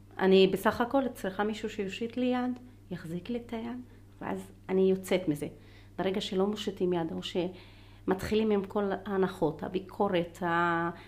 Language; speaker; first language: Hebrew; non-native, local second language; Arabic